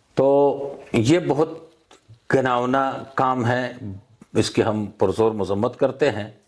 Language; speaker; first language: Urdu; non-native, local second language; Pashto